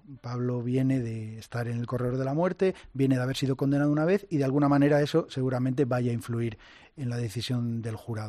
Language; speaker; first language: Spanish; native; Spanish